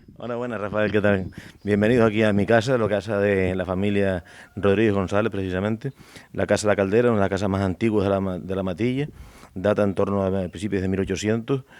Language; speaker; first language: Spanish; native; Spanish